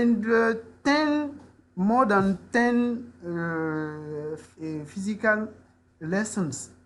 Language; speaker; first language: English; non-native, learner; French